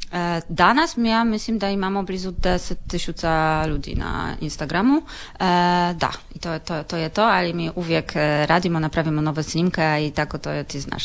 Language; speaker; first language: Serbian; non-native, learner; Polish